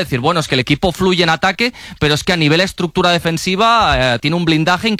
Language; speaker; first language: Spanish; native; Spanish